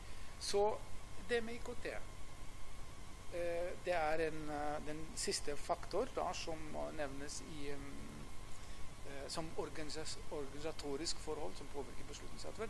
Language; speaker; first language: Norwegian; non-native, fluent; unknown